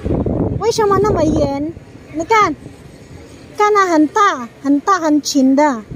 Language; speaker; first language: Chinese; non-native, learner; Filipino